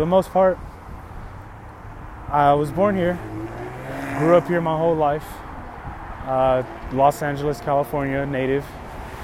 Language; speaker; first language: English; native; English